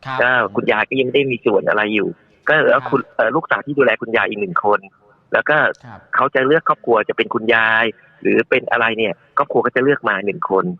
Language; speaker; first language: Thai; native; Thai